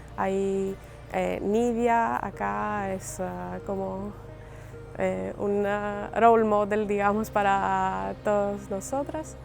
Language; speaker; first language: Spanish; non-native, fluent; Greek